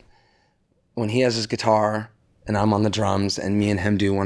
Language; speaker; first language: English; native; English